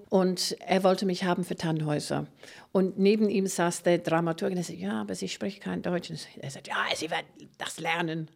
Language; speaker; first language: German; non-native, fluent; English